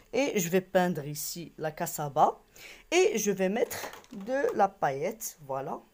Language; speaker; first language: French; non-native, local second language; Arabic